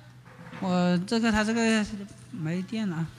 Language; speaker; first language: Chinese; native; Chinese